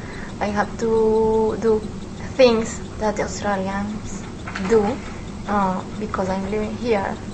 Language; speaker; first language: English; non-native, learner; Spanish